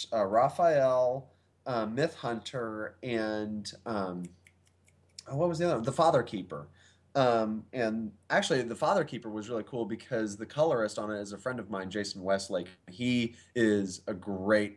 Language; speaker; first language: English; native; English